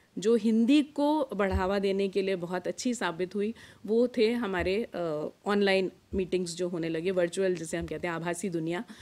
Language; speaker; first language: Hindi; native; Hindi